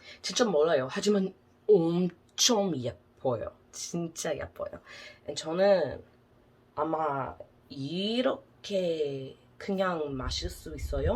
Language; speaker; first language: Korean; non-native, learner; English